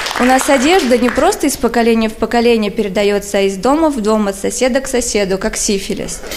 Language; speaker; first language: Russian; early bilingual, other home language; Armenian